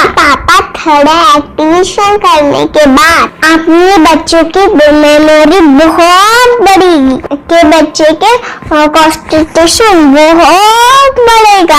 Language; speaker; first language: Hindi; native; Hindi